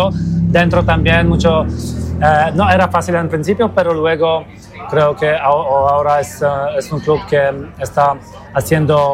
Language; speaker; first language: Spanish; non-native, learner; Polish